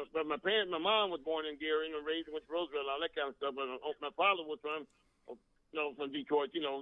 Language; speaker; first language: English; native; English